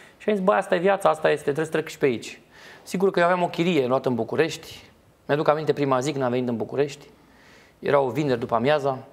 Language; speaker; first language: Romanian; native; Romanian